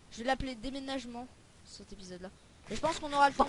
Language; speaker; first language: French; native; French